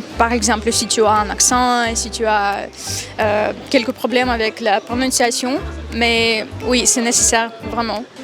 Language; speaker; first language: French; non-native, fluent; Russian